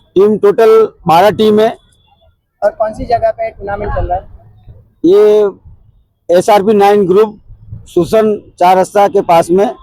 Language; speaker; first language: Hindi; native; Hindi